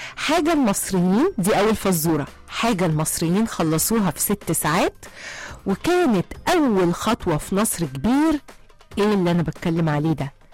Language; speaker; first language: Arabic; native; Arabic